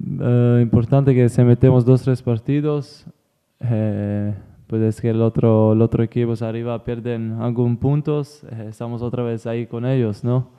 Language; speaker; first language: Spanish; non-native, learner; Italian